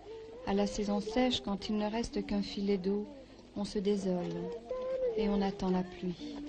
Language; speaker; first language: French; native; French